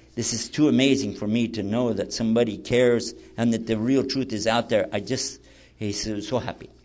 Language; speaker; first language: English; native; English